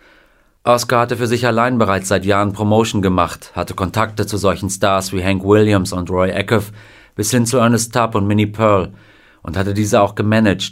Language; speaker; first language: German; native; German